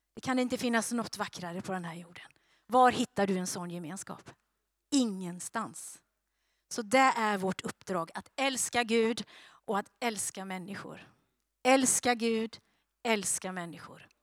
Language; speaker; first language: Swedish; native; Swedish